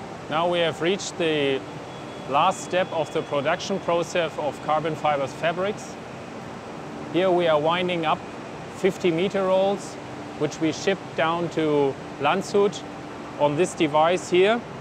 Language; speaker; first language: English; non-native, fluent; German